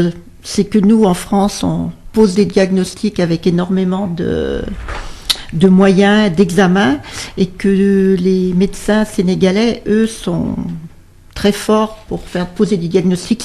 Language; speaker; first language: French; native; French